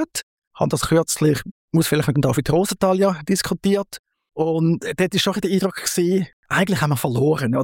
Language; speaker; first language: German; native; German